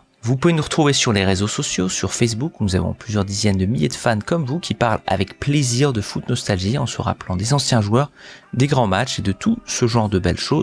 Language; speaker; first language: French; native; French